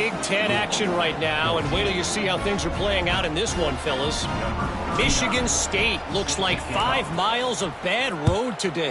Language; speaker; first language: English; native; English